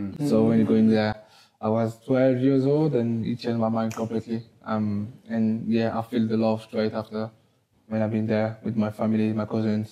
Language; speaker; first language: English; non-native, learner; French